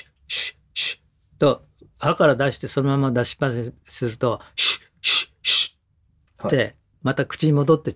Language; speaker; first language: Japanese; native; Japanese